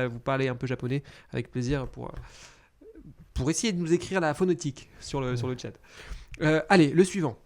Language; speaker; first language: French; native; French